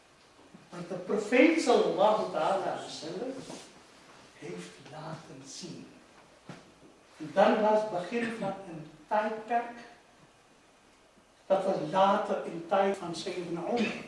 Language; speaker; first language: Dutch; non-native, fluent; Urdu